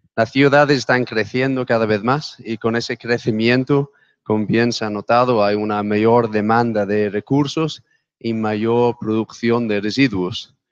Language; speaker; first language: Spanish; non-native, fluent; English